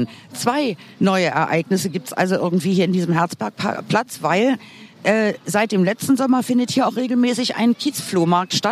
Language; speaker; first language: German; native; German